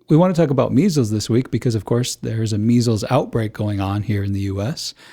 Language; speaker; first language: English; native; English